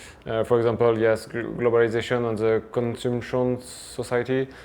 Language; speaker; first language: English; non-native, fluent; French